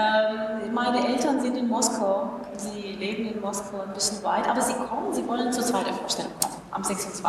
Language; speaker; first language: German; non-native, fluent; Russian